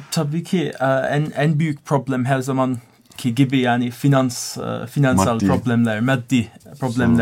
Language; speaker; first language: Turkish; non-native, learner; English